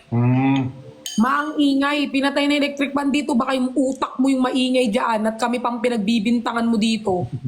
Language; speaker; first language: Filipino; native; Filipino